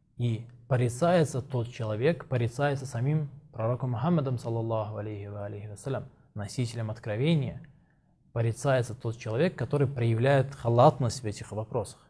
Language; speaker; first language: Russian; non-native, local second language; Azerbaijani